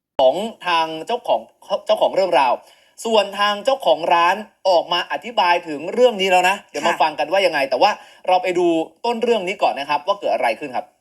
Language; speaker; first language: Thai; native; Thai